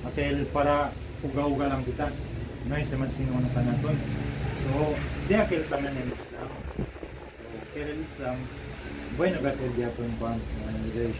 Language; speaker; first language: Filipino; non-native, local second language; Chavacano